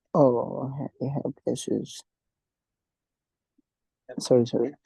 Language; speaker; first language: English; non-native, learner; Urdu